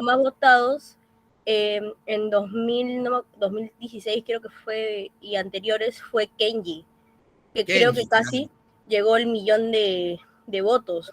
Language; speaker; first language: Spanish; native; Spanish